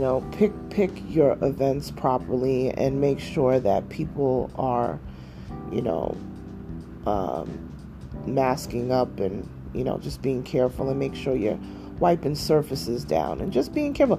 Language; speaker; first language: English; native; English